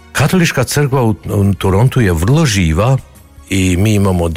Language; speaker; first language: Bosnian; early bilingual, heritage; Croatian